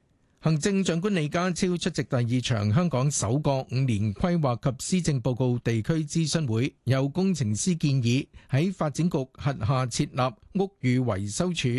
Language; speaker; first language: Cantonese; native; Cantonese